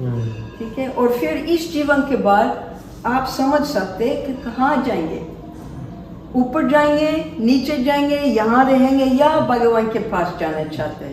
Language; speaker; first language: Hindi; non-native, fluent; English